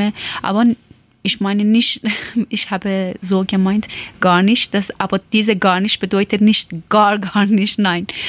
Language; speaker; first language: German; non-native, learner; Persian